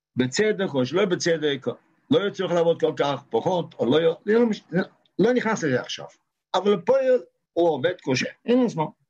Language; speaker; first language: Hebrew; non-native, local second language; Yiddish